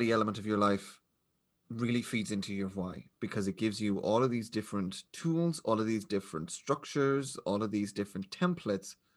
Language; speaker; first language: English; native; English